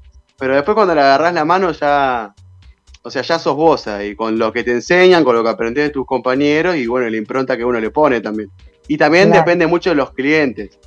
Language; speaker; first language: Spanish; native; Spanish